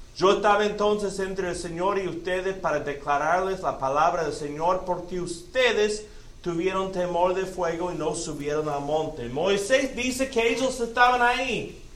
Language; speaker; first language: Spanish; non-native, fluent; English